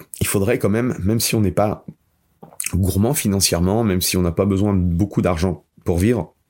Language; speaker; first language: French; native; French